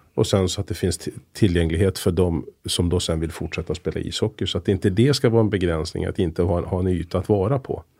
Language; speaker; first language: Swedish; native; Swedish